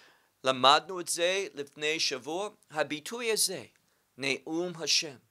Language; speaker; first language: Hebrew; non-native, fluent; English